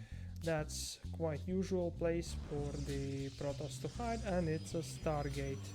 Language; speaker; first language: English; non-native, fluent; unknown